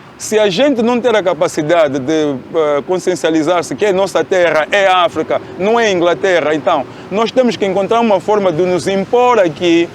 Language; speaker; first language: Portuguese; native; Portuguese